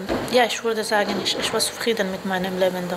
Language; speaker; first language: German; non-native, fluent; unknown